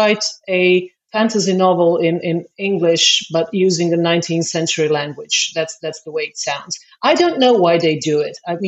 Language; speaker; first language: English; non-native, fluent; Croatian